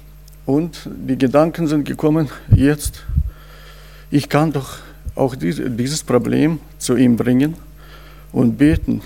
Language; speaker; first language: German; non-native, fluent; Russian